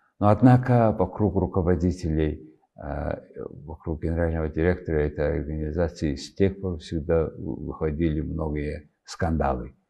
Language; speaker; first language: Russian; non-native, fluent; Mongolian